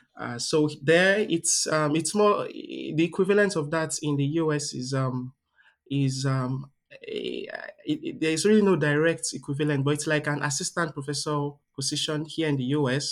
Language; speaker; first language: English; non-native, local second language; Yoruba